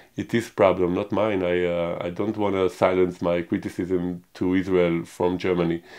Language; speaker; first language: English; non-native, fluent; Hebrew